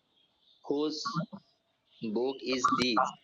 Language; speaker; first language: English; non-native, learner; Bangla